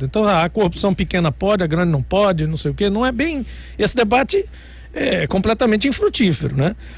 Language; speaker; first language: Portuguese; native; Portuguese